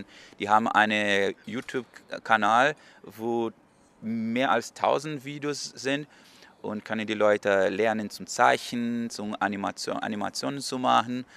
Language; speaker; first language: German; non-native, learner; Portuguese